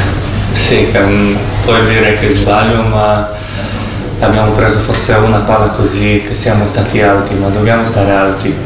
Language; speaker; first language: Italian; non-native, fluent; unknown